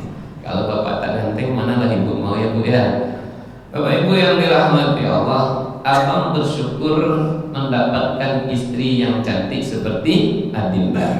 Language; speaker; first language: Malay; native; Malay